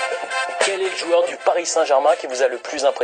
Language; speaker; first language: French; native; French